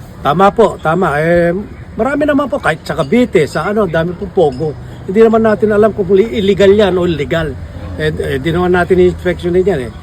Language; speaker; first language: Filipino; native; Filipino